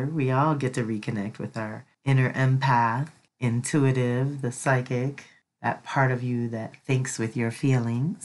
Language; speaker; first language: English; native; English